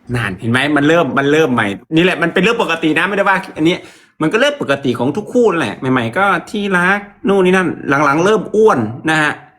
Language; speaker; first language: Thai; native; Thai